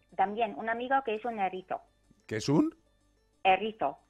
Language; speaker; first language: Spanish; non-native, fluent; German